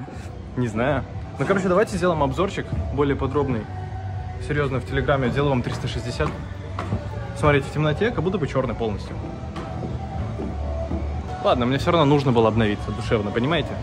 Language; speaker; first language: Russian; native; Russian